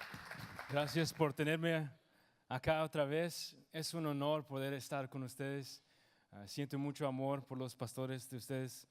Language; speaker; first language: Spanish; early bilingual, heritage; English